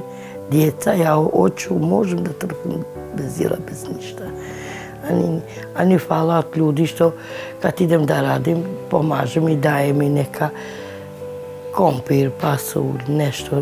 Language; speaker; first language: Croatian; non-native, local second language; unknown